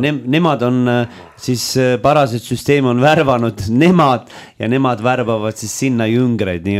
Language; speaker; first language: Estonian; native; Estonian